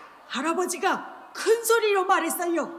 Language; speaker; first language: Korean; native; Korean